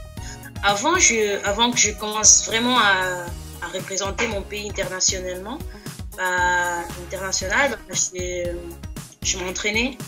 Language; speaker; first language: French; non-native, fluent; Portuguese